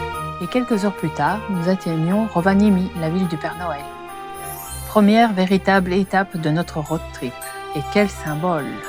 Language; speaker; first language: French; native; French